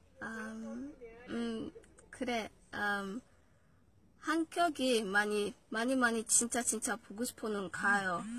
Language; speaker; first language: Korean; non-native, learner; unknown